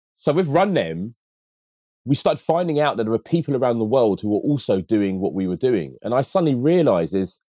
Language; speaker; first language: English; early bilingual, other home language; Akan